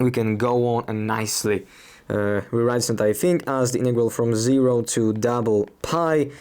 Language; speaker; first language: English; non-native, fluent; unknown